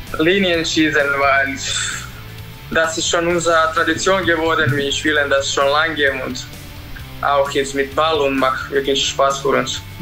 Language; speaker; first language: German; non-native, fluent; Serbian